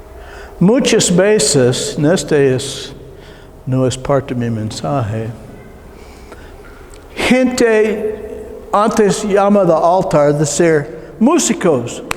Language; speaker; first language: Spanish; non-native, learner; English